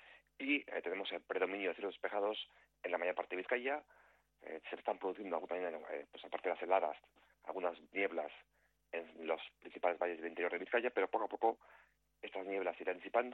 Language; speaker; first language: Spanish; native; Spanish